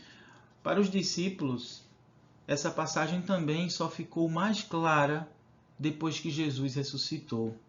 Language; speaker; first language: Portuguese; native; Portuguese